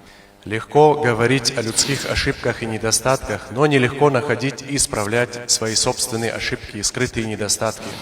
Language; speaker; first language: Russian; non-native, local second language; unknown